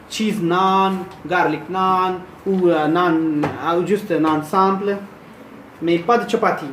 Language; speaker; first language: French; non-native, fluent; Hindi